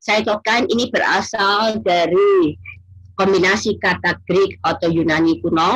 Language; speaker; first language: Indonesian; native; Indonesian